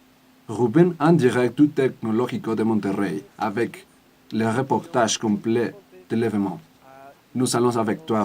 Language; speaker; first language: French; non-native, learner; Spanish